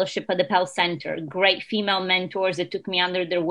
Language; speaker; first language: English; non-native, fluent; Italian